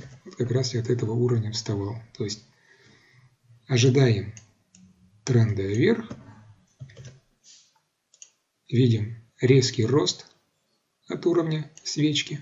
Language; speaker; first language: Russian; native; Russian